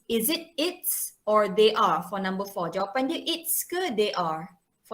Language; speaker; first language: English; non-native, local second language; Malay